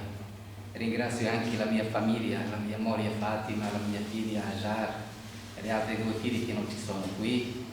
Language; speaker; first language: Italian; non-native, fluent; Arabic